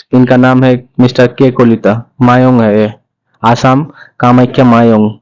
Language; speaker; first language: Hindi; non-native, local second language; Bangla